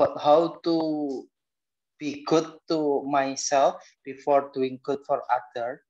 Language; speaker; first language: English; non-native, learner; Indonesian